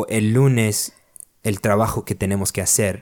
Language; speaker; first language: Spanish; early bilingual, other home language; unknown